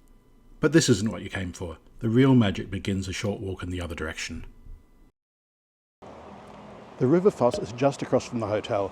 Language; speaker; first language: English; native; English